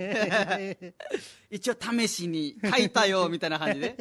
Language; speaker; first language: Japanese; non-native, fluent; Nepali